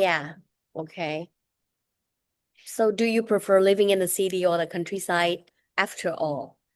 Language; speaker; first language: English; non-native, fluent; Vietnamese